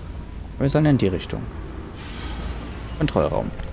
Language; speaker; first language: German; native; German